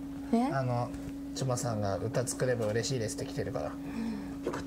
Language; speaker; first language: Japanese; native; Japanese